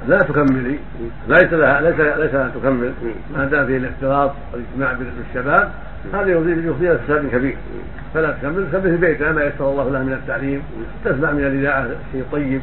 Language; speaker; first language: Arabic; native; Arabic